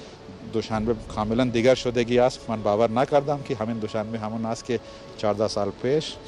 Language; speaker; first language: Persian; non-native, fluent; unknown